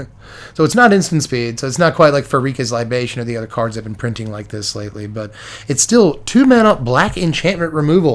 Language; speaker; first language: English; native; English